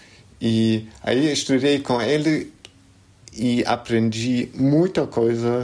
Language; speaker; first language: Portuguese; non-native, fluent; German